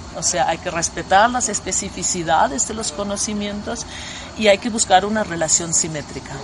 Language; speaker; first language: Spanish; non-native, fluent; German